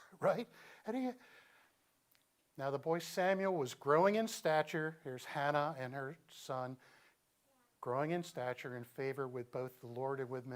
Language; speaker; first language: English; native; English